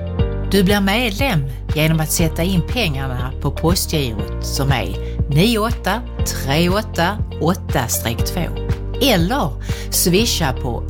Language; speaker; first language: Swedish; native; Swedish